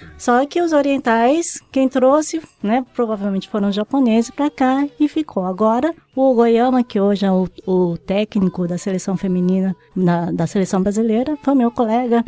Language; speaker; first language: Portuguese; early bilingual, other home language; Japanese